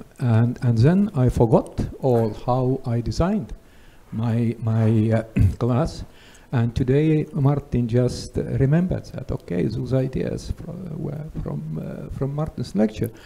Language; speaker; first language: English; non-native, fluent; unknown